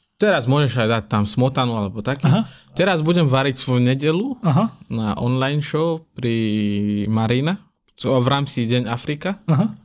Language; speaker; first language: Slovak; non-native, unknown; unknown